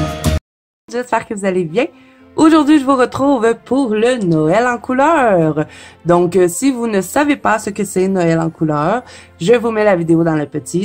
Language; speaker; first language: French; native; French